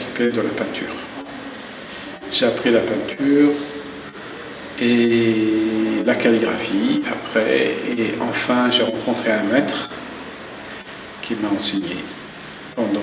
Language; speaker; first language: French; non-native, local second language; Arabic